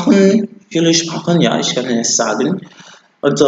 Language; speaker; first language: German; non-native, learner; French